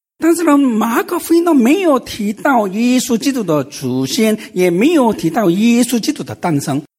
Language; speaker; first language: Chinese; non-native, fluent; Korean